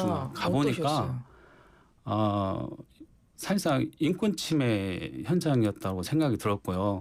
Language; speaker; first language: Korean; native; Korean